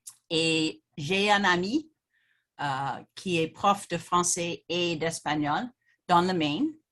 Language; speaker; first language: French; non-native, fluent; English